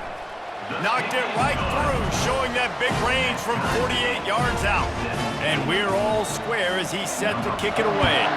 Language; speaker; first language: English; native; English